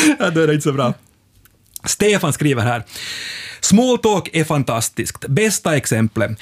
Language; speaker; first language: Swedish; native; Swedish